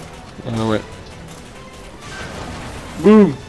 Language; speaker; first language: French; native; French